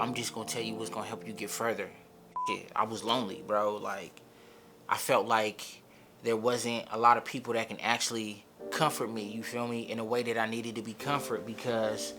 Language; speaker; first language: English; early bilingual, other home language; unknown